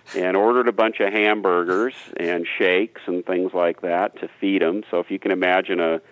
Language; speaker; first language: English; native; English